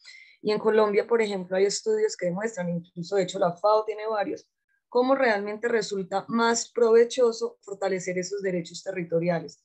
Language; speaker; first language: Spanish; native; Spanish